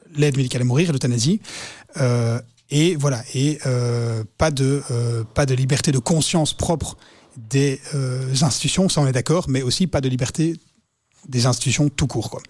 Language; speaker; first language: French; native; French